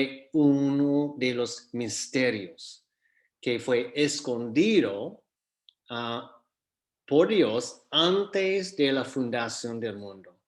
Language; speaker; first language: Spanish; non-native, fluent; English